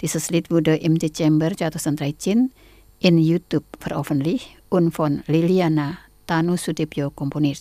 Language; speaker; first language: German; non-native, fluent; Indonesian